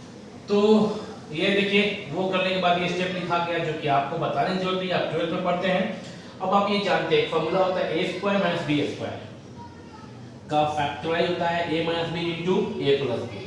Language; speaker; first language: Hindi; native; Hindi